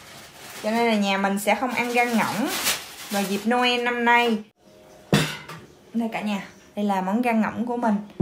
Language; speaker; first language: Vietnamese; native; Vietnamese